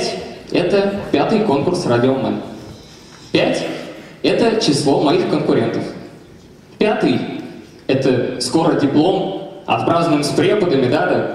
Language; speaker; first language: Russian; native; Russian